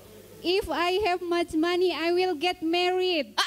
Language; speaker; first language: English; non-native, learner; Indonesian